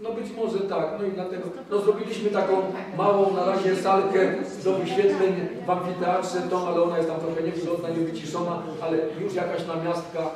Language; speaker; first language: Polish; native; Polish